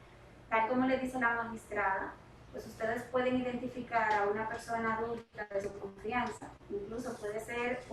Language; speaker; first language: Spanish; native; Spanish